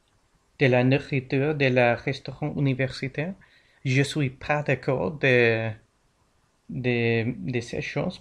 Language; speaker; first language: French; non-native, learner; English